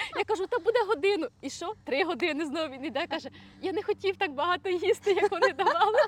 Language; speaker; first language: Ukrainian; native; Ukrainian